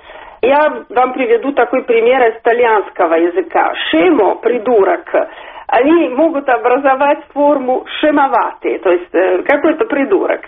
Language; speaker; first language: Russian; non-native, fluent; Italian